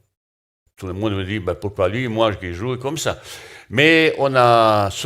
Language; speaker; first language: French; non-native, learner; Bosnian